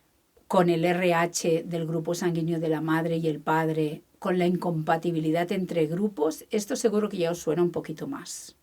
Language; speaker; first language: Spanish; native; Spanish